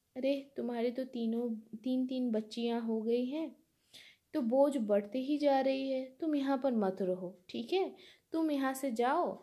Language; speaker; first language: Hindi; non-native, local second language; Bangla